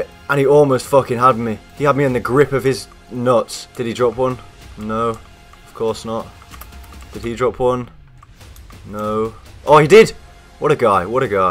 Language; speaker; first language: English; native; English